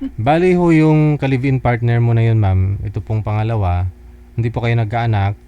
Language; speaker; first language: Filipino; native; Filipino